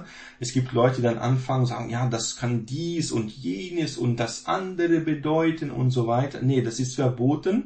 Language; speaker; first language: German; non-native, fluent; Portuguese